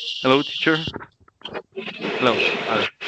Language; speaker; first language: English; non-native, learner; Spanish